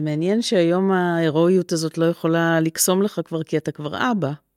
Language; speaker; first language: Hebrew; native; Hebrew